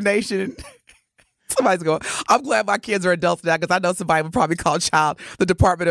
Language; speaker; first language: English; native; English